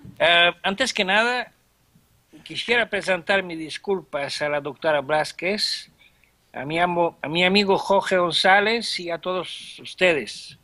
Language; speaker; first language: Spanish; non-native, fluent; French